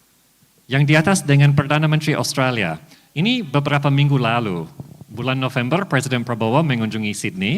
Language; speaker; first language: Indonesian; non-native, fluent; English